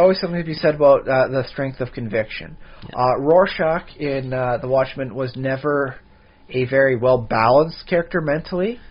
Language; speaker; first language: English; native; English